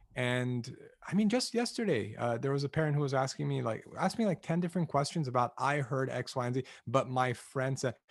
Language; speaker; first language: English; native; English